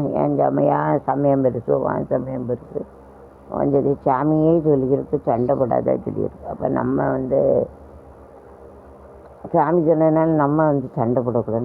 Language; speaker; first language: Tamil; native; Tamil